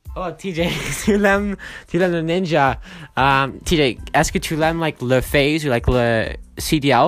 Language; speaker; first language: French; non-native, learner; English